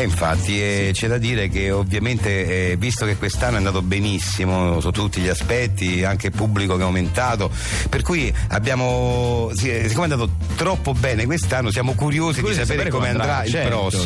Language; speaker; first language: Italian; native; Italian